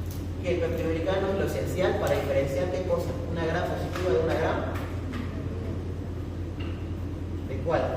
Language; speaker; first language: Spanish; native; Spanish